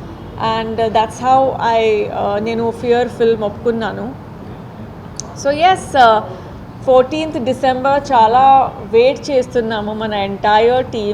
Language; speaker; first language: Telugu; non-native, fluent; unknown